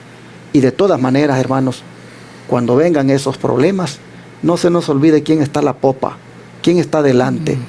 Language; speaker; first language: Spanish; native; Spanish